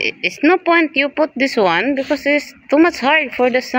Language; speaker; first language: English; non-native, learner; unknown